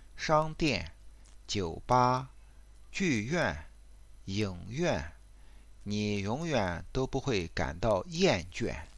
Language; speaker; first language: Chinese; non-native, learner; English